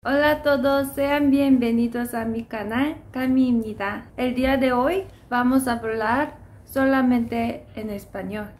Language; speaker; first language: Spanish; non-native, learner; Korean